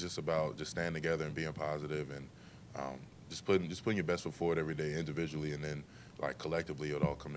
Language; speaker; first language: English; native; English